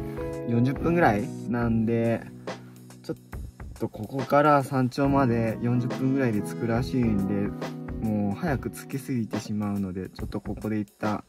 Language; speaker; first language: Japanese; native; Japanese